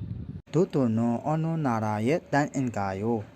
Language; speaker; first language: Korean; non-native, learner; Burmese